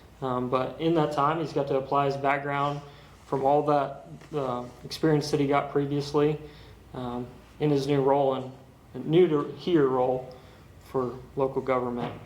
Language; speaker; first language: English; native; English